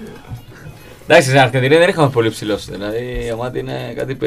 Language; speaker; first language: Greek; non-native, learner; Spanish